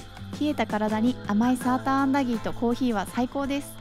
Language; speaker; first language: Japanese; native; Japanese